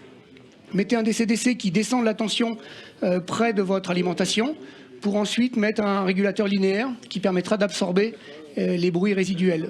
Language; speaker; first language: French; native; French